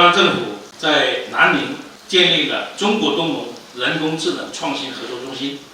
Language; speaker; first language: Chinese; native; Chinese